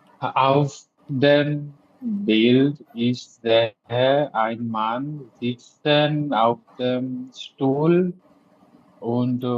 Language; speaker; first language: German; non-native, learner; Bangla